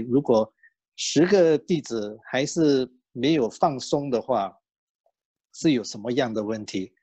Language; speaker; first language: Chinese; native; Chinese